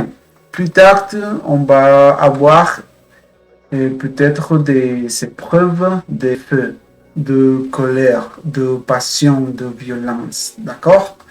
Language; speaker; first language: French; non-native, fluent; Spanish